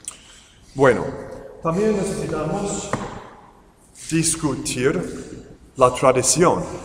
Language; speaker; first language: Spanish; non-native, fluent; English